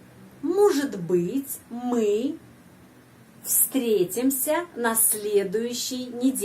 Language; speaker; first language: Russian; non-native, fluent; Indonesian